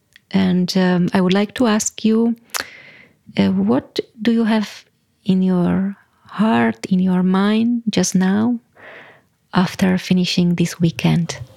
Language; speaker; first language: English; non-native, fluent; Slovak